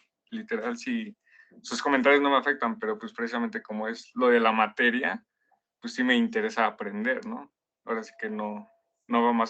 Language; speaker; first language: Spanish; native; Spanish